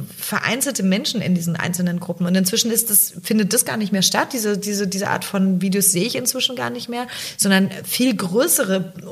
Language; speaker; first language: German; native; German